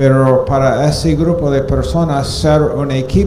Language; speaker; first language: Spanish; non-native, fluent; English